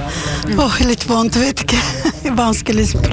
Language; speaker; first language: Norwegian; non-native, learner; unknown